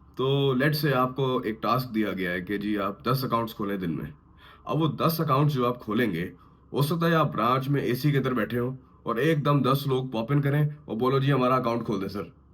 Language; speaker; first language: Urdu; native; Urdu